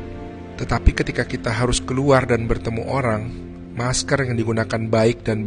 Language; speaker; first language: Indonesian; native; Indonesian